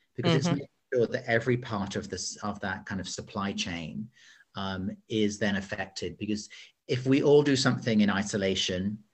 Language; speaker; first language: English; native; English